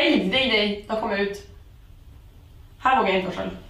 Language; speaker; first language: Swedish; native; Swedish